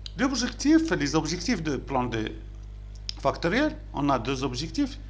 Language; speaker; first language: French; non-native, local second language; Arabic